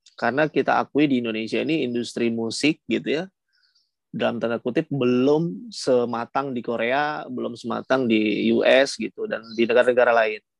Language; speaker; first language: Indonesian; native; Indonesian